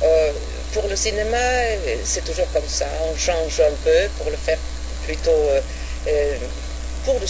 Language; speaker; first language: French; non-native, fluent; Swedish